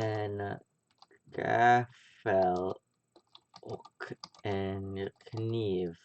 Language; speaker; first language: Swedish; non-native, learner; English